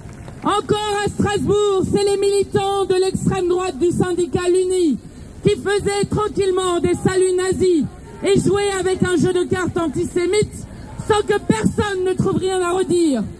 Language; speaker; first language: French; native; French